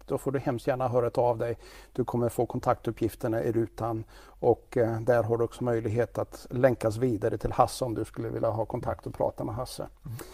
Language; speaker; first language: Swedish; native; Swedish